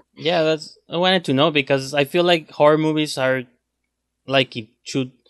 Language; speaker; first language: English; non-native, fluent; Spanish